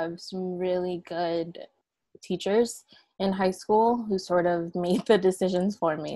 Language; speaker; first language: English; native; English